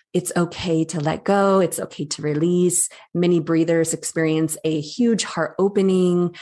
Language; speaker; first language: English; native; English